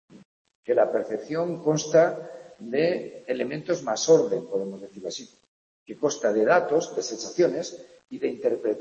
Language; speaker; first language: Spanish; native; Spanish